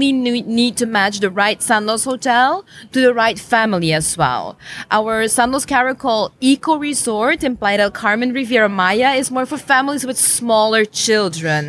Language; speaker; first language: English; non-native, fluent; Dutch